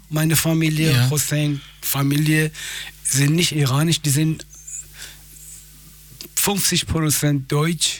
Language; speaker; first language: German; non-native, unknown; Persian